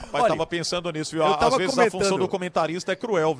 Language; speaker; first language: Portuguese; native; Portuguese